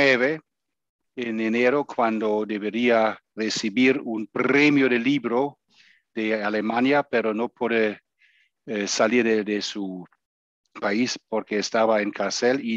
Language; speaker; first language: Spanish; non-native, fluent; German